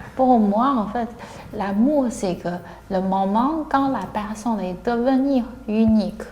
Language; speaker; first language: French; non-native, learner; Chinese